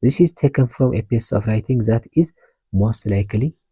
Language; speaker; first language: English; non-native, local second language; Amharic